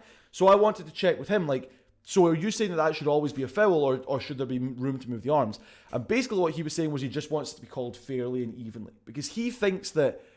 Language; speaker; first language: English; native; English